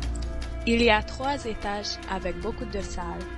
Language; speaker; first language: French; non-native, learner; Hungarian